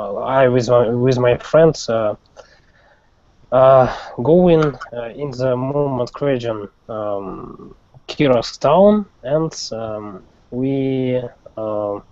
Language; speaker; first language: English; non-native, learner; Russian